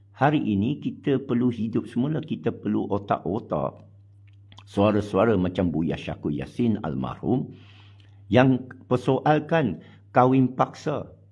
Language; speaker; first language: Malay; non-native, local second language; Chinese